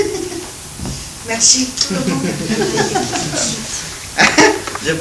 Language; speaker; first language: French; non-native, learner; Vietnamese